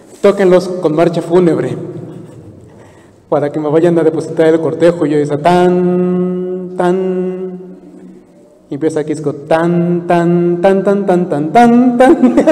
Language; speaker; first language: Spanish; native; Spanish